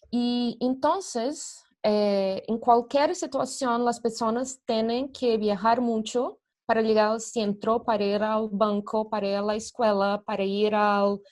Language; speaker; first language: Spanish; non-native, fluent; Portuguese